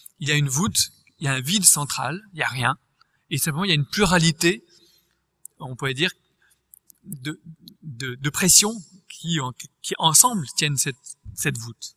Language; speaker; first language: French; native; French